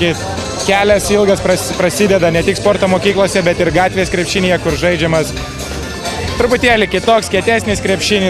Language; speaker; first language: Lithuanian; native; Lithuanian